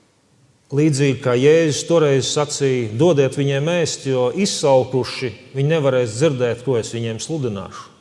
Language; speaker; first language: Latvian; native; Latvian